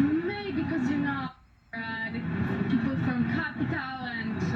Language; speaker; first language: English; non-native, learner; Polish